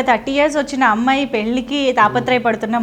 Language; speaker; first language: Telugu; native; Telugu